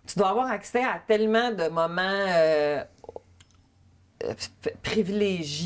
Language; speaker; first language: French; native; French